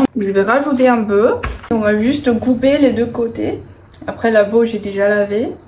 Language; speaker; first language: French; non-native, fluent; Chinese